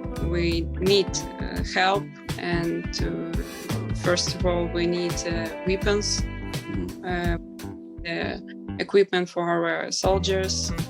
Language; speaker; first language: English; non-native, learner; Ukrainian